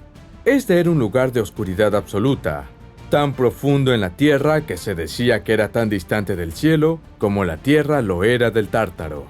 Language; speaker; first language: Spanish; native; Spanish